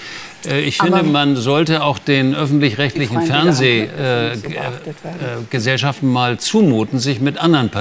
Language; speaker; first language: German; native; German